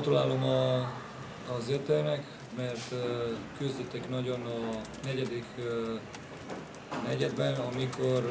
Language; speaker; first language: Hungarian; non-native, learner; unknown